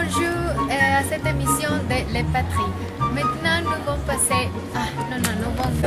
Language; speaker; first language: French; non-native, learner; Spanish